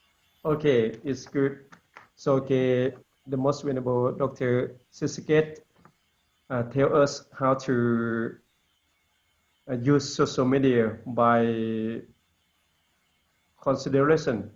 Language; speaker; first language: English; non-native, learner; Lao